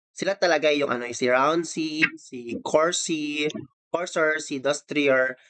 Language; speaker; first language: Filipino; non-native, local second language; Cebuano